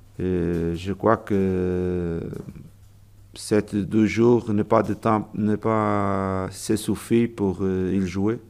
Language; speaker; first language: French; non-native, learner; Portuguese